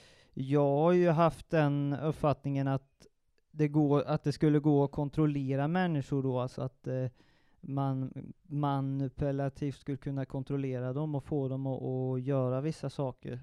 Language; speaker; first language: Swedish; native; Swedish